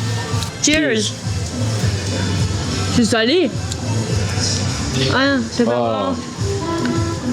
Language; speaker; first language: French; native; French